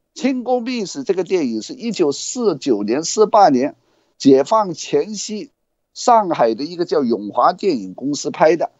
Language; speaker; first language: Chinese; non-native, fluent; Cantonese